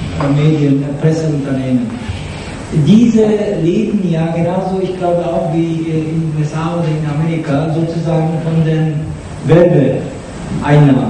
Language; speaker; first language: German; non-native, fluent; Japanese